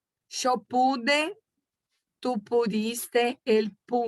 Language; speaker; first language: Spanish; non-native, fluent; Portuguese